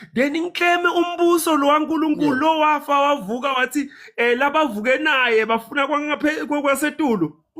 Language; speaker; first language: Zulu; non-native, local second language; Swati